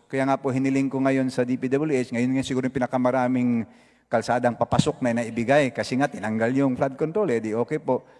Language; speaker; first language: Filipino; non-native, local second language; Cebuano